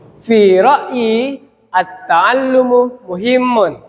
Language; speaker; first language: Arabic; non-native, learner; Indonesian